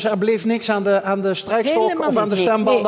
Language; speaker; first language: Dutch; native; Dutch